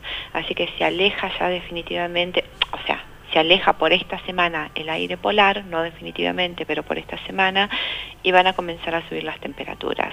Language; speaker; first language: Spanish; native; Spanish